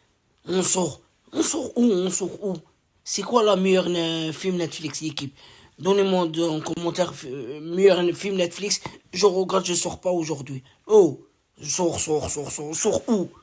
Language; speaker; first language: French; non-native, learner; Arabic